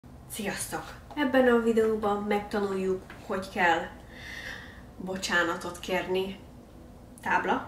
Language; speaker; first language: Hungarian; early bilingual, heritage; English